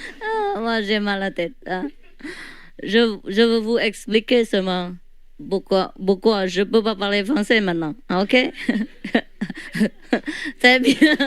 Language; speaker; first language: French; non-native, learner; Vietnamese